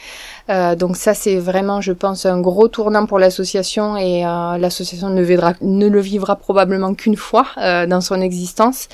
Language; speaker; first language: French; native; French